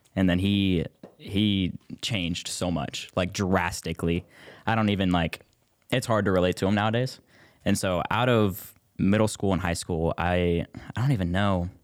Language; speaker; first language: English; native; English